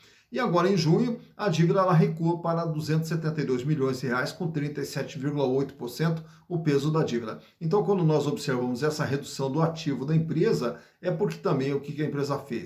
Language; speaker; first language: Portuguese; native; Portuguese